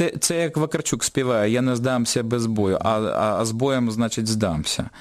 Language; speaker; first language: Ukrainian; non-native, local second language; Russian